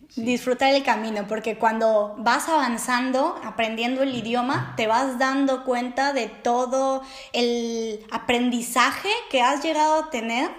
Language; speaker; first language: Spanish; native; Spanish